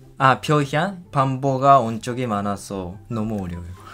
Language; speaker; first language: Korean; non-native, learner; Japanese